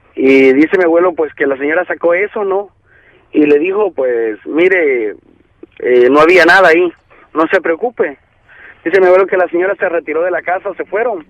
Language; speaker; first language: Spanish; native; Spanish